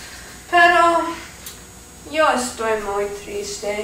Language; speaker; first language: Spanish; non-native, learner; English